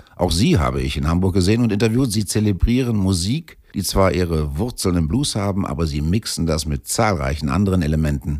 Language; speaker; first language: German; native; German